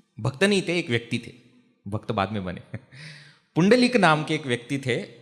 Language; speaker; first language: Hindi; non-native, local second language; Marathi